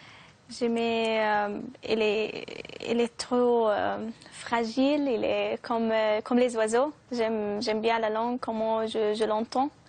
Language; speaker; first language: French; non-native, fluent; Arabic